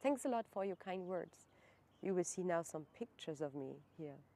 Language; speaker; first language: English; non-native, fluent; German